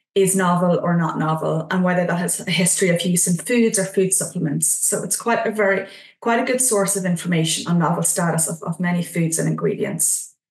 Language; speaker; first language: English; native; English